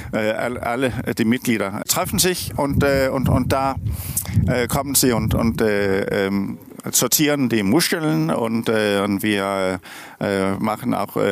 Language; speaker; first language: German; non-native, learner; Danish